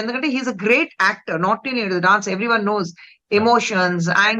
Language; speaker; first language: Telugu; non-native, fluent; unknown